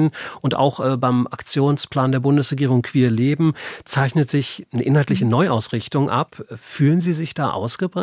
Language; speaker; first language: German; native; German